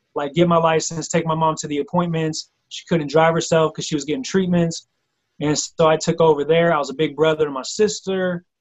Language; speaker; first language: English; native; English